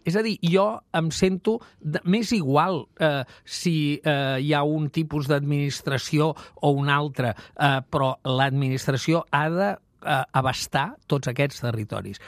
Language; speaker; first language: Catalan; native; Catalan